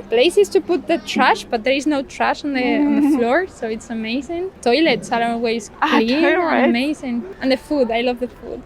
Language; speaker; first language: English; non-native, fluent; Spanish